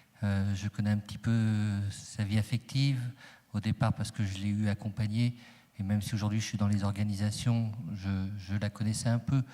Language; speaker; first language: French; native; French